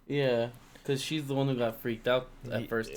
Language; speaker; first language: English; native; English